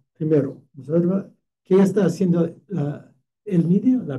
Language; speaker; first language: Spanish; non-native, fluent; English